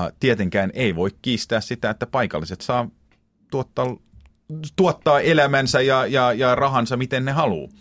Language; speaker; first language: Finnish; early bilingual, heritage; Finnish